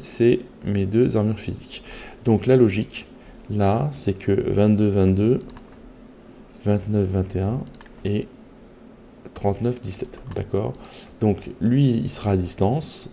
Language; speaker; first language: French; native; French